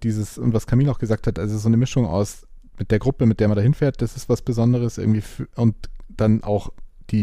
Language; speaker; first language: German; native; German